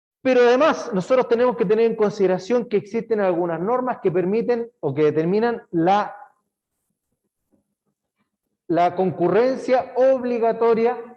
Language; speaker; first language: Spanish; native; Spanish